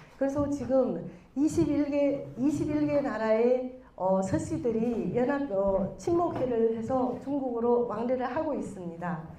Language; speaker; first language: Korean; non-native, fluent; Chinese